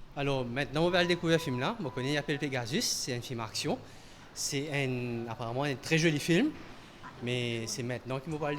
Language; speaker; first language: French; non-native, local second language; Morisyen